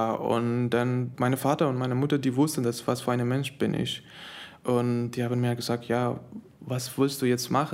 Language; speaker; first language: German; non-native, learner; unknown